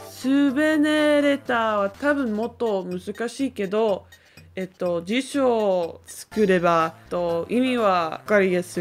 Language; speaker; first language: Japanese; non-native, learner; English